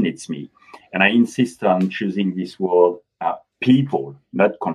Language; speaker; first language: English; non-native, fluent; French